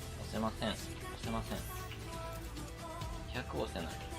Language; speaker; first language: Japanese; native; Japanese